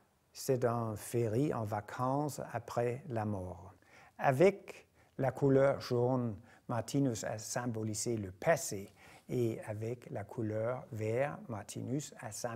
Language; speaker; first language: French; non-native, fluent; Danish